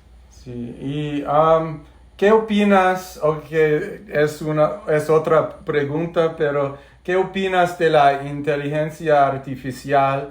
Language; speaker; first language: Spanish; non-native, fluent; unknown